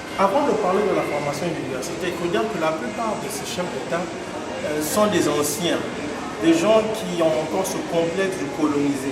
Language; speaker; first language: French; non-native, local second language; Lingala